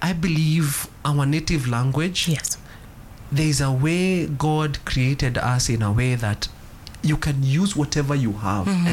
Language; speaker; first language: English; non-native, local second language; Kikuyu